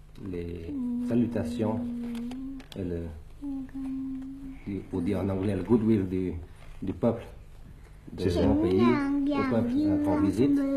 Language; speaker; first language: French; early bilingual, other home language; Thai